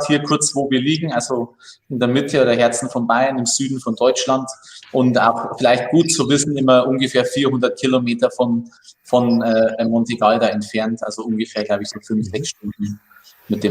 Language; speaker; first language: German; native; German